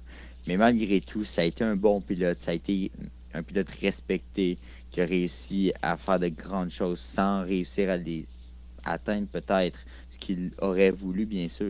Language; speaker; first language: French; native; French